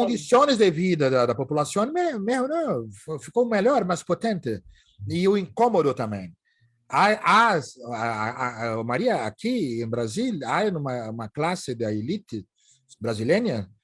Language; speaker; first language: Portuguese; native; Portuguese